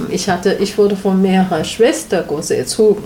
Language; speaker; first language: German; non-native, learner; Chinese